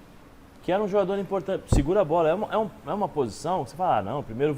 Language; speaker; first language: Portuguese; native; Portuguese